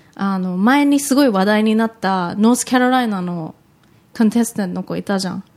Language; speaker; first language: Japanese; early bilingual, heritage; Japanese